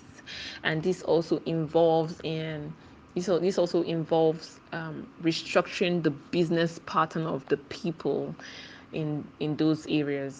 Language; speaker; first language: English; non-native, local second language; Igbo